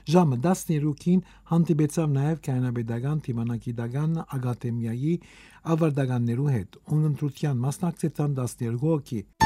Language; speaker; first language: Armenian; native; Armenian